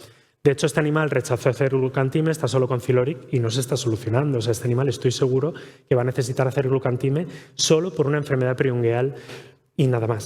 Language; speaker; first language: Spanish; native; Spanish